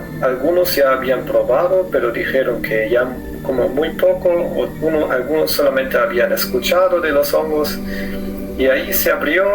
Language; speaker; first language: Spanish; non-native, fluent; German